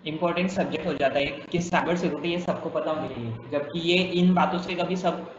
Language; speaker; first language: Hindi; non-native, local second language; Marathi